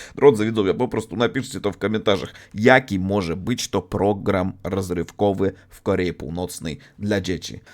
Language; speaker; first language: Polish; non-native, fluent; Russian